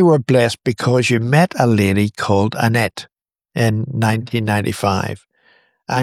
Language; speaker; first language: English; native; English